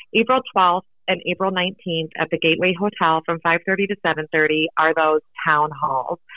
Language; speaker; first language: English; native; English